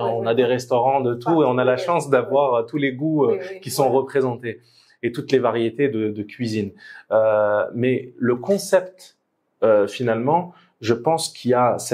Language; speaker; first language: French; native; French